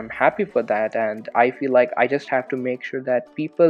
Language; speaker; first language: English; non-native, local second language; Telugu